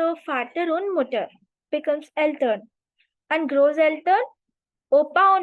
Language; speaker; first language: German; non-native, fluent; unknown